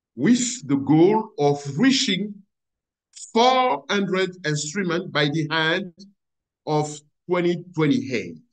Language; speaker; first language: English; non-native, fluent; French